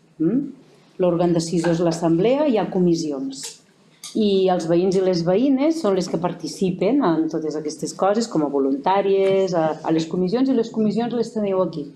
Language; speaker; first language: Catalan; native; Catalan